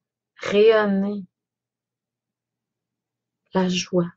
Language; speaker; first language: French; native; French